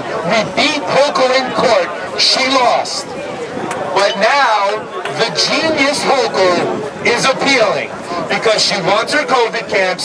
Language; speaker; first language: English; native; English